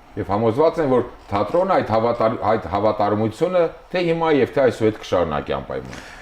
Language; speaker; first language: Armenian; native; Armenian